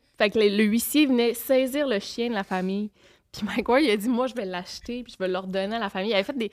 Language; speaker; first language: French; native; French